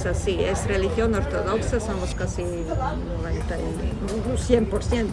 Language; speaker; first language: Spanish; non-native, fluent; Serbian